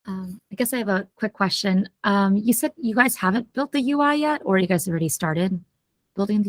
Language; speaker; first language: English; native; English